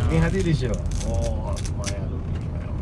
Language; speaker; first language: Russian; non-native, learner; Sinhala